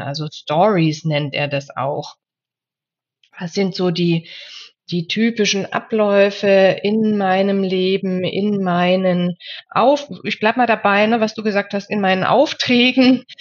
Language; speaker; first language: German; native; German